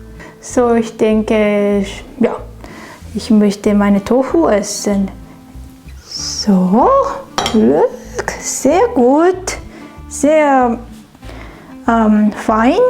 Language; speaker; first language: German; non-native, learner; Japanese